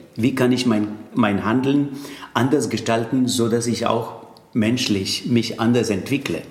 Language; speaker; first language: German; non-native, fluent; Tamil